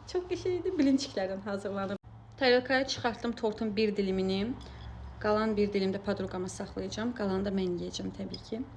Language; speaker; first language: Azerbaijani; non-native, local second language; Lezghian